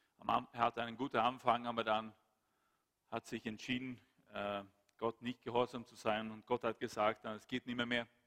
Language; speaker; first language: German; non-native, fluent; Swedish